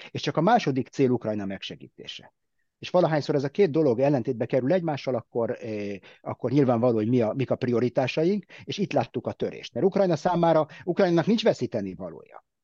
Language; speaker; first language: Hungarian; early bilingual, heritage; Hungarian